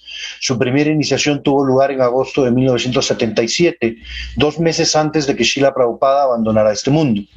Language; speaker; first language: Spanish; native; Spanish